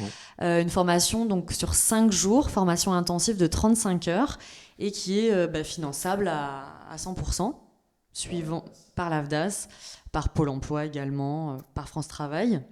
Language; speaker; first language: French; native; French